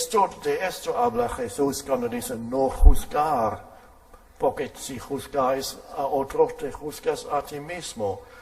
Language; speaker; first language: Spanish; non-native, fluent; German